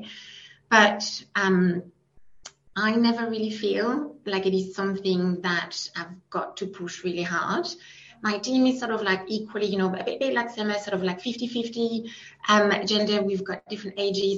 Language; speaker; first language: English; non-native, fluent; French